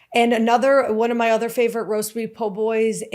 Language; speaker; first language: English; native; English